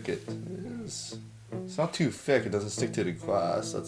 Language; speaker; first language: English; native; English